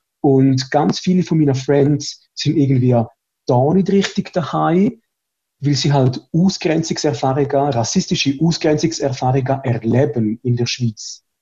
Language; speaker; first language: German; early bilingual, other home language; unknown